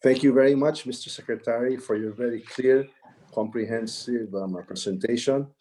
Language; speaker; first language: English; non-native, local second language; Filipino